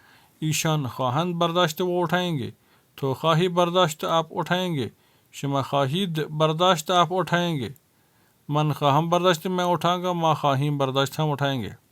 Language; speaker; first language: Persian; non-native, fluent; Urdu